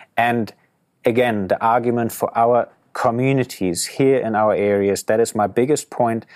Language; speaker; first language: English; non-native, fluent; German